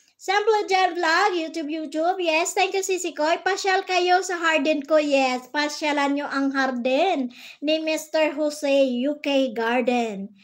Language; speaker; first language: Filipino; non-native, local second language; Bikol